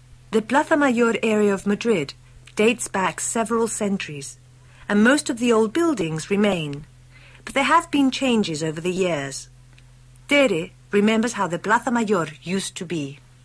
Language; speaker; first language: English; native; English